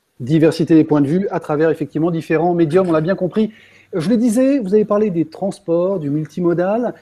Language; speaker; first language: French; native; French